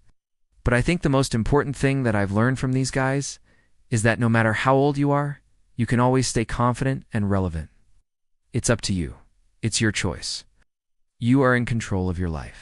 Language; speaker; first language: English; native; English